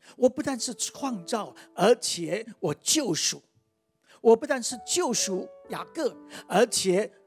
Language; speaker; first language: Chinese; native; Chinese